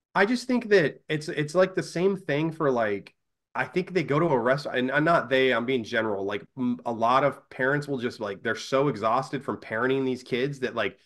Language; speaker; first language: English; native; English